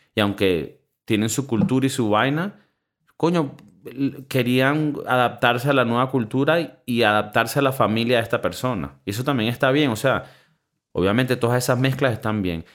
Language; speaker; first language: Spanish; native; Spanish